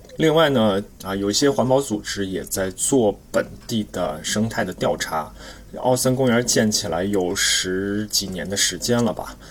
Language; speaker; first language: Chinese; native; Chinese